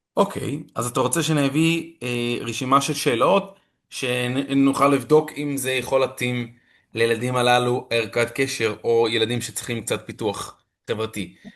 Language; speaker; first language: Hebrew; non-native, fluent; English